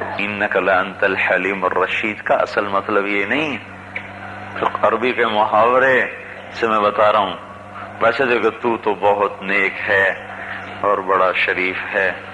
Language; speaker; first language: Urdu; non-native, local second language; Punjabi